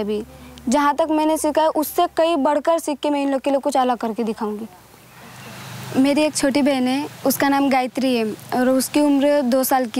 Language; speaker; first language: Hindi; native; Hindi